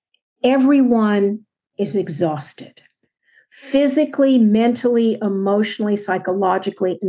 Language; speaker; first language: English; native; English